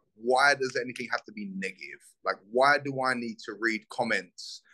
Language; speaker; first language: English; native; English